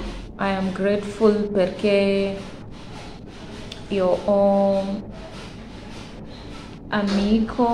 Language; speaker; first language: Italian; non-native, learner; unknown